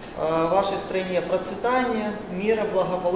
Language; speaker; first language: Russian; native; Russian